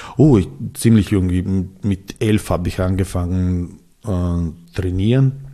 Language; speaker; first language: German; non-native, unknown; Serbian